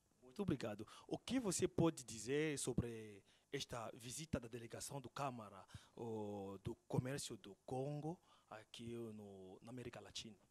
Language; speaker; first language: Portuguese; non-native, fluent; Lingala